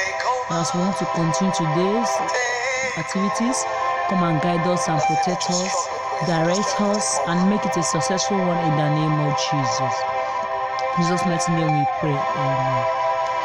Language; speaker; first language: English; non-native, local second language; Igbo